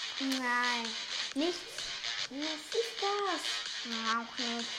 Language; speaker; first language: German; native; German